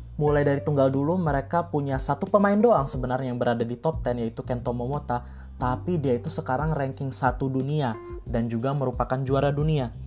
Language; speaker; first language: Indonesian; native; Indonesian